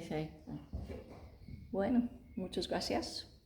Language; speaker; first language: Spanish; non-native, learner; English